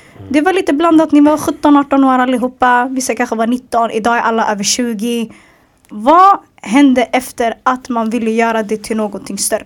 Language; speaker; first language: Swedish; early bilingual, other home language; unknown